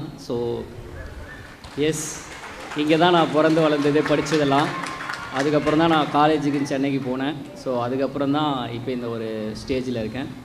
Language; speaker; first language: Tamil; native; Tamil